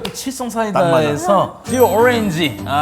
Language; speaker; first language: Korean; early bilingual, other home language; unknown